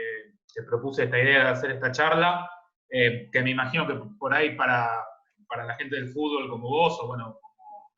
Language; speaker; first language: Spanish; native; Spanish